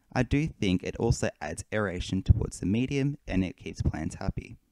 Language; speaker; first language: English; native; English